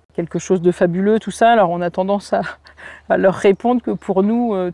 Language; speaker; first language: French; native; French